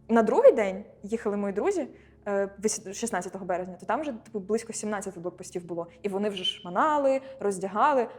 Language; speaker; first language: Ukrainian; non-native, local second language; Russian